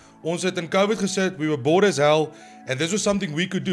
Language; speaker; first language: English; non-native, local second language; Afrikaans